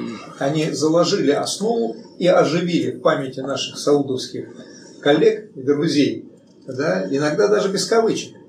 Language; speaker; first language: Russian; native; Russian